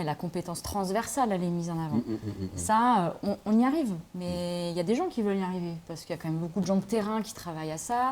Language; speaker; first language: French; native; French